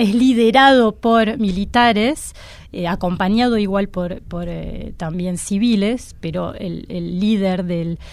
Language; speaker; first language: Spanish; non-native, fluent; French